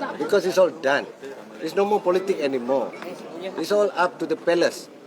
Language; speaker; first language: English; non-native, local second language; Malay